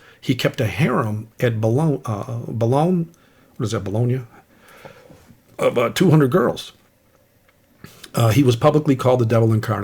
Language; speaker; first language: English; native; English